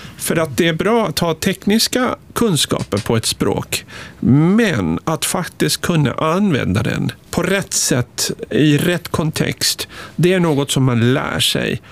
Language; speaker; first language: Swedish; non-native, fluent; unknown